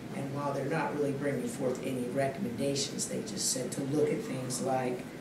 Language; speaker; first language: English; native; English